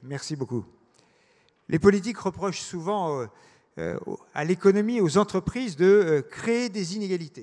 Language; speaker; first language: French; native; French